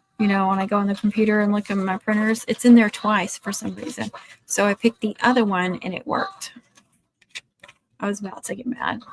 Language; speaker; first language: English; native; English